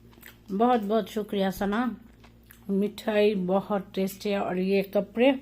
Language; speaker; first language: Hindi; non-native, learner; Bangla